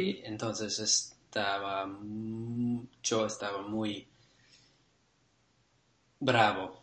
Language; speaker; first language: Spanish; non-native, learner; English